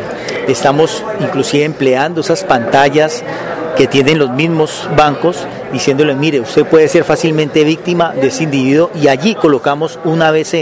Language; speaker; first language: Spanish; native; Spanish